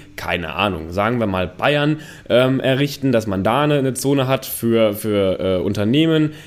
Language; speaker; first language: German; native; German